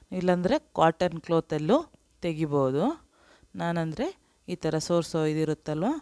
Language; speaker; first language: Kannada; non-native, local second language; Urdu